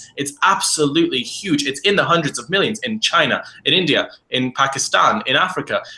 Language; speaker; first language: English; native; English